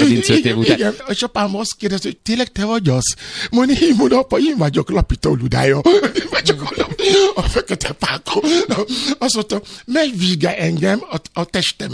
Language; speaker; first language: Hungarian; non-native, learner; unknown